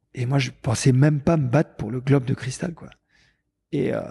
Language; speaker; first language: French; native; French